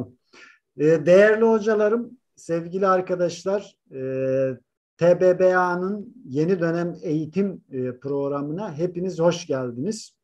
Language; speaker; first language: Turkish; native; Turkish